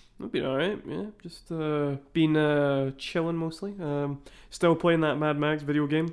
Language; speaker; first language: English; native; English